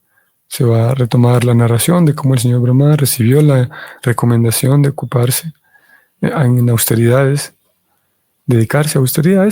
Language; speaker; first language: Spanish; native; Spanish